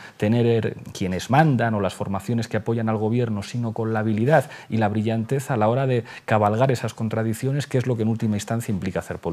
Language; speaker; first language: Spanish; native; Spanish